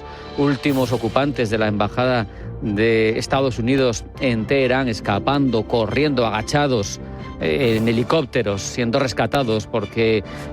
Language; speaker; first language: Spanish; native; Spanish